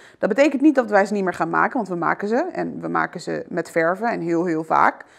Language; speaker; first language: Dutch; early bilingual, other home language; Arabic